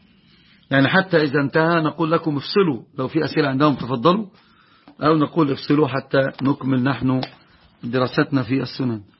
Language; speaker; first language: Arabic; native; Arabic